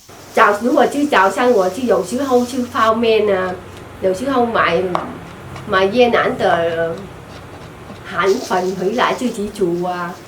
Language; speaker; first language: Chinese; non-native, learner; Vietnamese